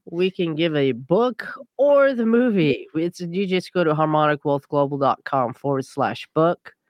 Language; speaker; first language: English; early bilingual, other home language; Persian